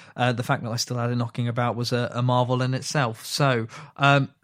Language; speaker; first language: English; early bilingual, other home language; Morisyen